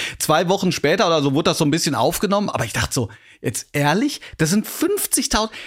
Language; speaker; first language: German; native; German